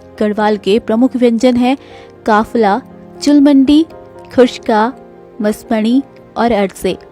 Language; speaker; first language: Hindi; native; Hindi